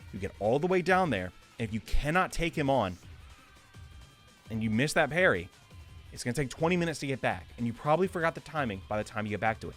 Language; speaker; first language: English; native; English